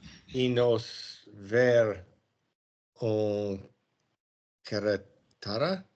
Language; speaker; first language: Spanish; non-native, learner; English